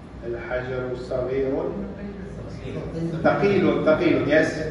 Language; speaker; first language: Arabic; non-native, fluent; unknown